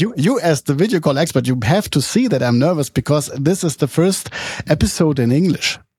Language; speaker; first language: English; non-native, fluent; German